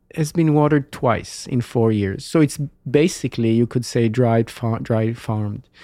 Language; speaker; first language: English; non-native, fluent; Hebrew